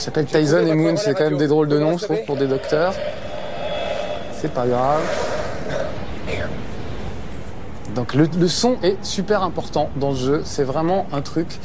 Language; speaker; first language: French; native; French